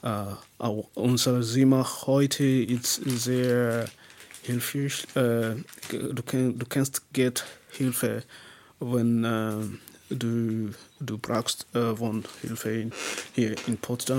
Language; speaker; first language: German; non-native, learner; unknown